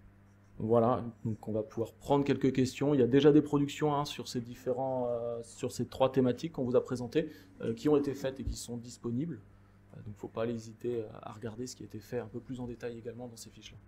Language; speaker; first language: French; native; French